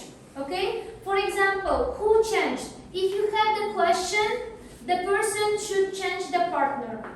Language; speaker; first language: English; non-native, fluent; Uzbek